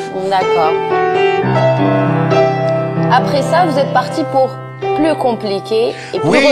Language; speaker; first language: French; non-native, local second language; Arabic